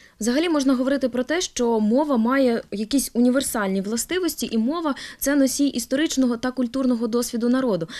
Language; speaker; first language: Ukrainian; native; Ukrainian